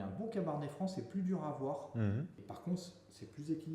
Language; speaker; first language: French; native; French